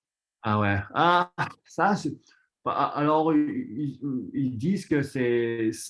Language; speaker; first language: French; non-native, fluent; English